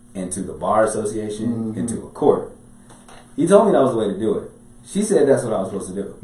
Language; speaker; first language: English; native; English